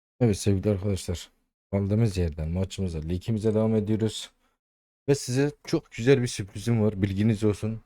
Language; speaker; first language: Turkish; native; Turkish